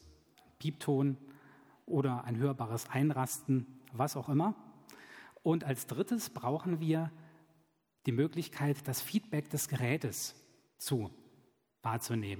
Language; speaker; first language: German; native; German